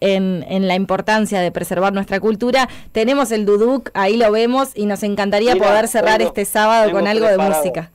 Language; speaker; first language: Spanish; native; Spanish